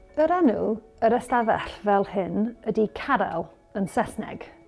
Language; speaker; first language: Welsh; non-native, learner; English